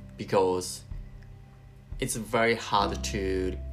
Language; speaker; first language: English; non-native, learner; Japanese